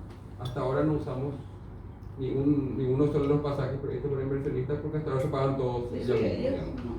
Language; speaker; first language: Spanish; native; Spanish